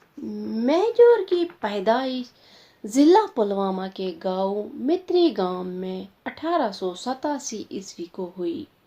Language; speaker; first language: Urdu; non-native, local second language; Kashmiri